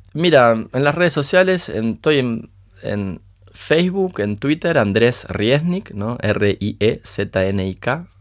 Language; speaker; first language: Spanish; early bilingual, other home language; Portuguese